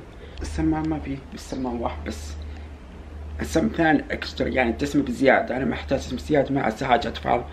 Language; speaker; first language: Arabic; non-native, learner; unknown